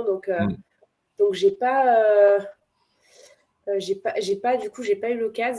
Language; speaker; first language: French; native; French